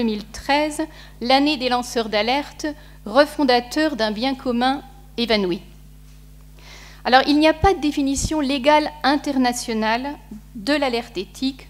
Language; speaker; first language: French; native; French